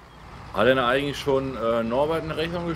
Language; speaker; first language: German; native; German